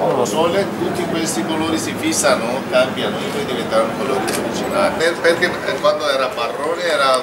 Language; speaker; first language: Italian; non-native, learner; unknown